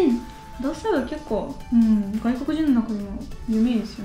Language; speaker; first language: Japanese; non-native, fluent; Russian